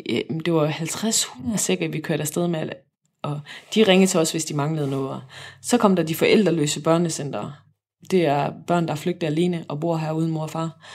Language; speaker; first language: Danish; native; Danish